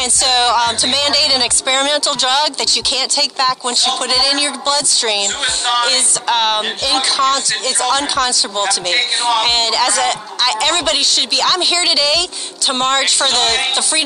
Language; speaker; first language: English; native; English